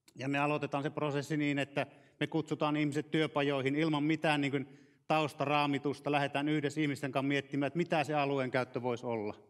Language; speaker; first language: Finnish; native; Finnish